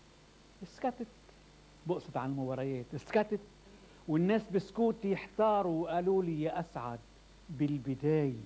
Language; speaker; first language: Arabic; native; Arabic